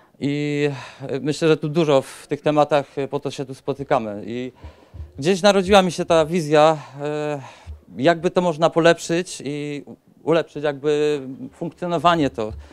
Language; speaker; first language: Polish; native; Polish